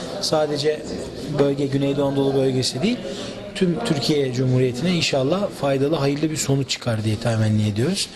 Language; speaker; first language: Turkish; native; Turkish